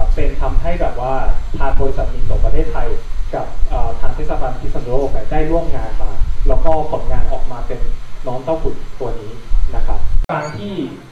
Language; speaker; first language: Thai; non-native, fluent; Japanese